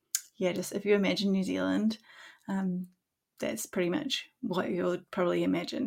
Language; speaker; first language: English; native; English